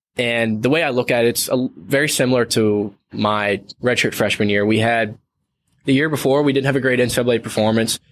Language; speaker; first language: English; native; English